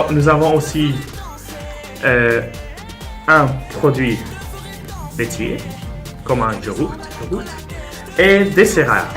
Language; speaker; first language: French; non-native, local second language; Persian